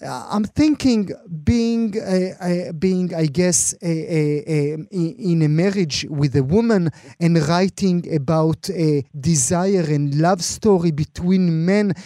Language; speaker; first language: English; non-native, fluent; Hebrew